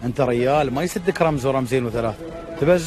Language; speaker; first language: Arabic; native; Arabic